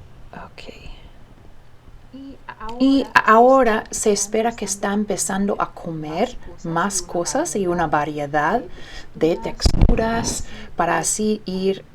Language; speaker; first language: Spanish; early bilingual, heritage; Spanish